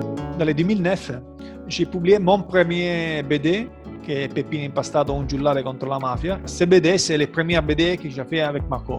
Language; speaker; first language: French; non-native, learner; Italian